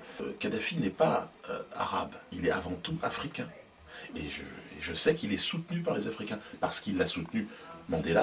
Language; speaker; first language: French; native; French